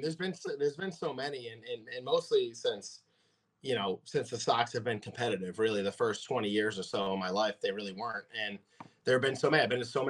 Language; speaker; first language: English; native; English